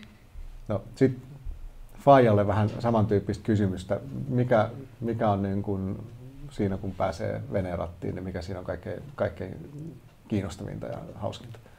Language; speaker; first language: Finnish; native; Finnish